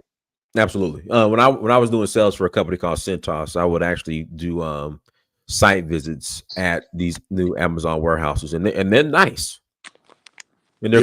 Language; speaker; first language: English; native; English